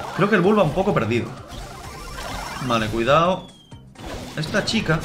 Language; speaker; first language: Spanish; native; Spanish